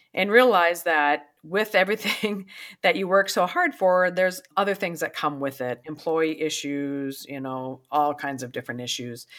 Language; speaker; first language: English; native; English